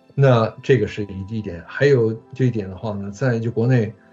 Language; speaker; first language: Chinese; early bilingual, other home language; Japanese